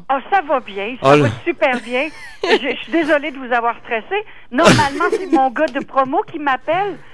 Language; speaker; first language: French; native; French